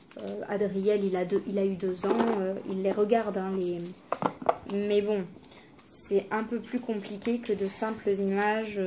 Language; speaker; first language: French; native; French